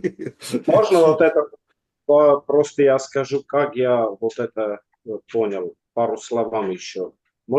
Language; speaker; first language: Russian; non-native, local second language; Armenian